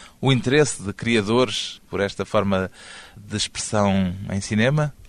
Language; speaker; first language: Portuguese; native; Portuguese